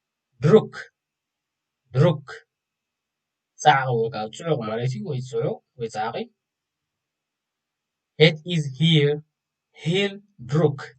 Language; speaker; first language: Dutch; non-native, fluent; Tigrinya